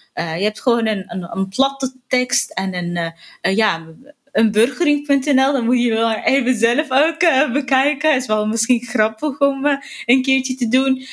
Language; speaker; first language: Dutch; non-native, fluent; Arabic